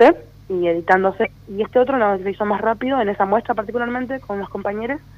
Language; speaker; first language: Spanish; native; Spanish